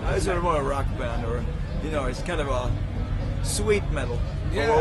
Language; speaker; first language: English; non-native, fluent; Swedish